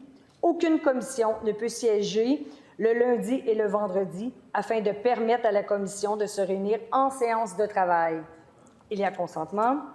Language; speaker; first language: French; native; French